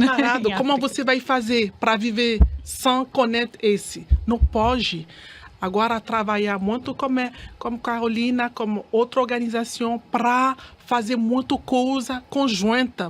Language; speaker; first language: Portuguese; non-native, learner; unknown